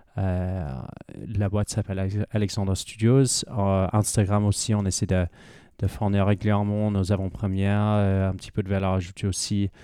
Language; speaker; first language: French; non-native, fluent; English